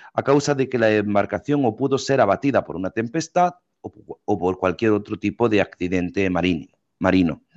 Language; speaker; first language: Spanish; native; Spanish